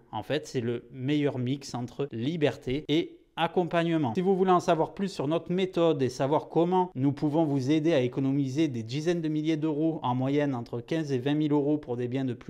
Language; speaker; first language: French; native; French